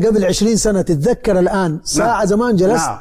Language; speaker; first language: Arabic; native; Arabic